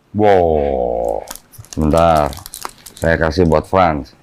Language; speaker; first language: Indonesian; native; Indonesian